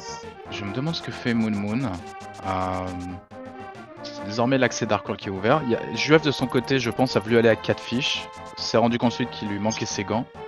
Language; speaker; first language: French; native; French